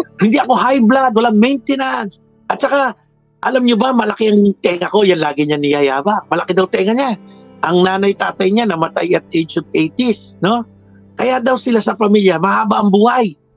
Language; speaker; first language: Filipino; native; Filipino